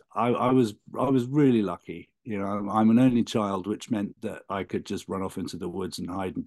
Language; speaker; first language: English; native; English